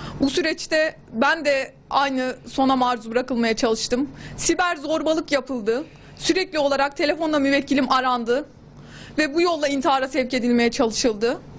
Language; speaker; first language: Turkish; native; Turkish